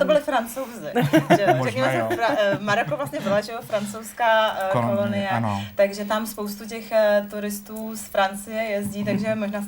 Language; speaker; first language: Czech; native; Czech